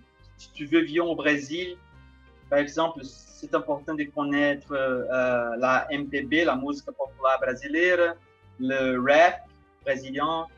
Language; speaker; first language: French; non-native, fluent; Portuguese